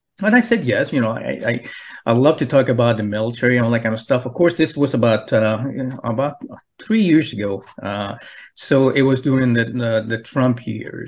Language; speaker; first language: English; non-native, fluent; Spanish